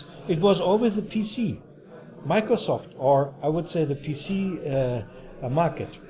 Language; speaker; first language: English; non-native, fluent; German